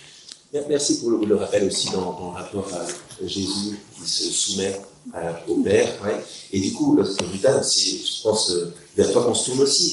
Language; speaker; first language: French; native; French